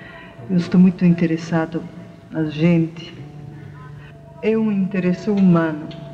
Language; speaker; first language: Portuguese; non-native, fluent; Hungarian